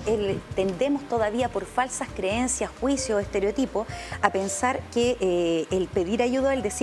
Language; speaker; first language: Spanish; native; Spanish